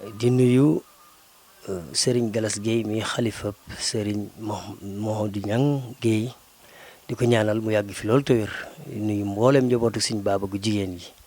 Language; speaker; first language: Wolof; native; Wolof